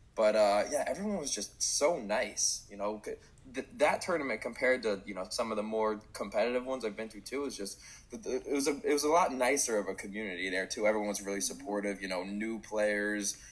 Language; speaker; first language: English; native; English